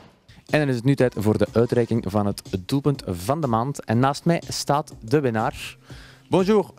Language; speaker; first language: Dutch; native; Dutch